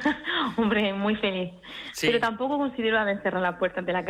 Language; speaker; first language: Spanish; early bilingual, heritage; French